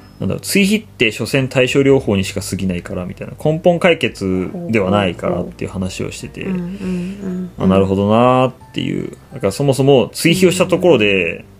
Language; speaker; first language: Japanese; native; Japanese